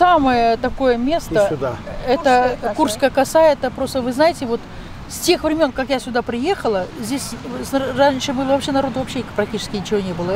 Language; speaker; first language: Russian; native; Russian